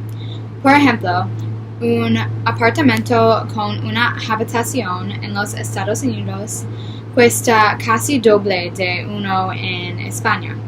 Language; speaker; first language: Spanish; non-native, learner; English